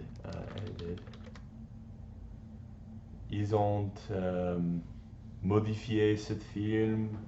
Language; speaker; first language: French; non-native, learner; English